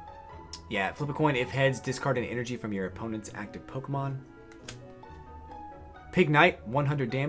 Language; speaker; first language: English; native; English